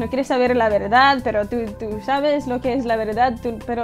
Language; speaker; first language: Spanish; early bilingual, heritage; English